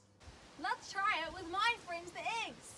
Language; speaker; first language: English; native; English